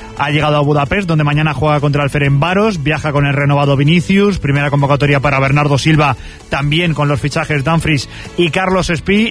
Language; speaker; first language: Spanish; native; Spanish